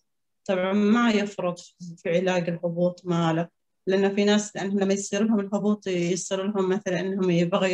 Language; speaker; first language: Arabic; native; Arabic